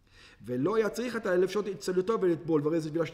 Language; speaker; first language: Hebrew; non-native, fluent; English